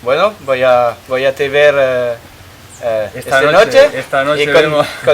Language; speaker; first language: Spanish; non-native, learner; French